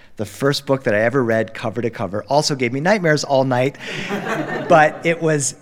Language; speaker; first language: English; early bilingual, other home language; Spanish